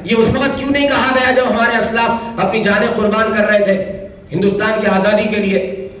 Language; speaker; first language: Urdu; native; Urdu